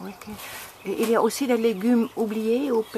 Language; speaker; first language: French; non-native, learner; Dutch